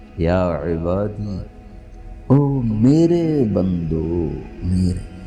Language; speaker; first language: Urdu; non-native, local second language; Punjabi